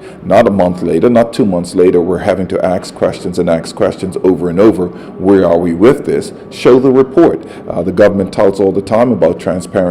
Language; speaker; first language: English; native; English